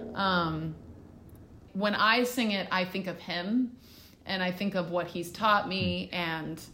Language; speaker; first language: English; native; English